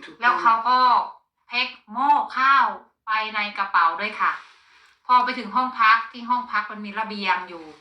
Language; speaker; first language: Thai; native; Thai